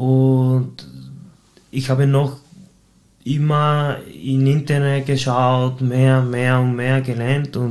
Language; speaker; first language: German; non-native, fluent; Spanish